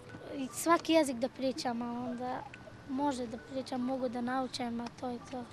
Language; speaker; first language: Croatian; non-native, learner; Persian